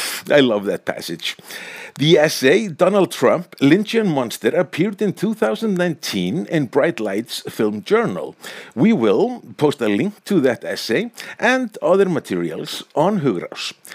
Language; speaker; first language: English; non-native, fluent; Icelandic